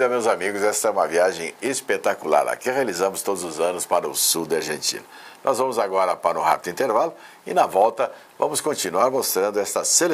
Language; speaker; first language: Portuguese; native; Portuguese